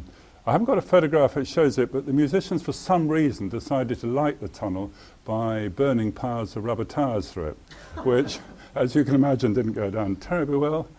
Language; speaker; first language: English; native; English